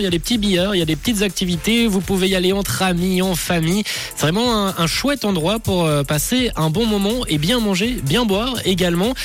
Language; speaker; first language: French; native; French